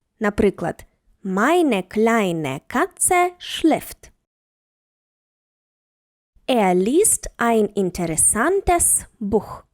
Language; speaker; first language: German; non-native, fluent; Ukrainian